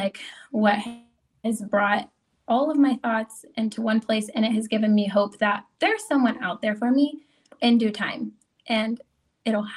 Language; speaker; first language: English; native; English